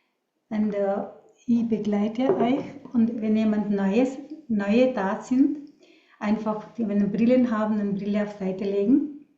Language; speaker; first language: German; non-native, learner; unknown